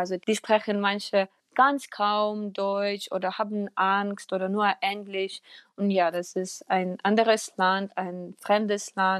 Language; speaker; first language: German; non-native, fluent; Ukrainian